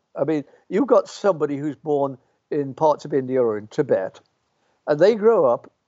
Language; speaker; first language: English; native; English